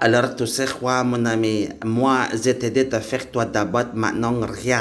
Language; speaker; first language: French; non-native, learner; Indonesian